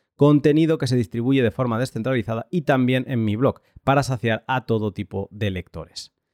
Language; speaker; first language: Spanish; native; Spanish